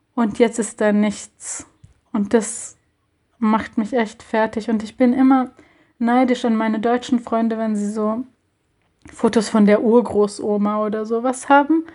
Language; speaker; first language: German; early bilingual, other home language; Bosnian